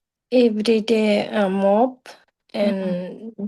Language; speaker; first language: English; non-native, learner; Bangla